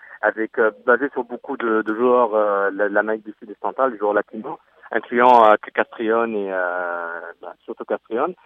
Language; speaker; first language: French; native; French